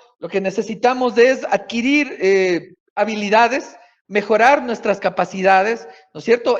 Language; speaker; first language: Spanish; native; Spanish